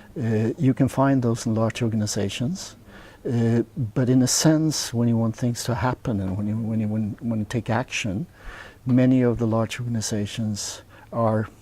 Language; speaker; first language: English; non-native, fluent; Swedish